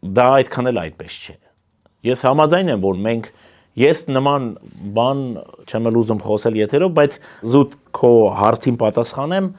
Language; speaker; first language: Armenian; native; Armenian